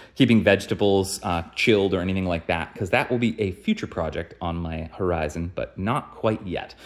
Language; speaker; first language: English; native; English